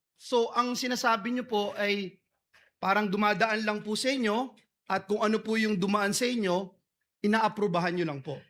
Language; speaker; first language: Filipino; native; Filipino